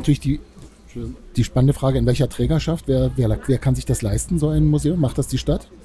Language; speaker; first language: German; native; German